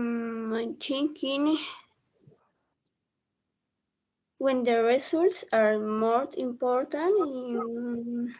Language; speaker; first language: English; non-native, learner; Spanish